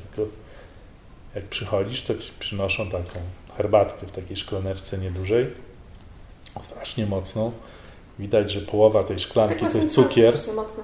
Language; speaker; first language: Polish; native; Polish